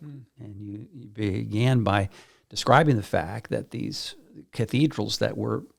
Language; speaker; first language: English; native; English